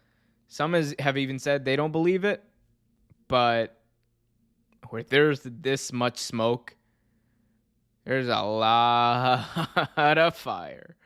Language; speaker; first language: English; native; English